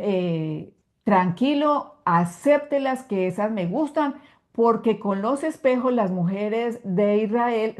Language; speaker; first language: Spanish; native; Spanish